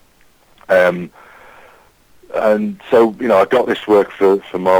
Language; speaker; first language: English; native; English